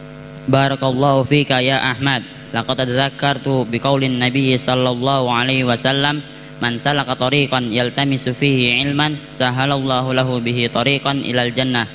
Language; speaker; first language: Arabic; non-native, learner; Indonesian